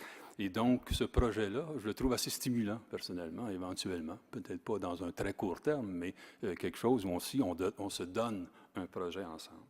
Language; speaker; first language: French; native; French